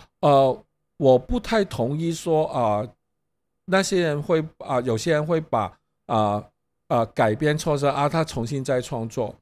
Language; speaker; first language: Chinese; non-native, local second language; Cantonese